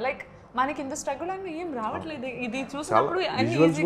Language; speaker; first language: Telugu; non-native, learner; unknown